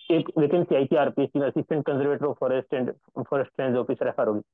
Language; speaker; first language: Hindi; native; Hindi